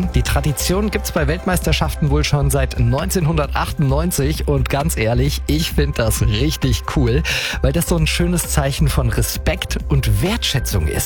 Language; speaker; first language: German; native; German